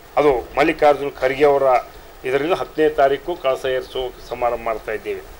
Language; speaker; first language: Kannada; native; Kannada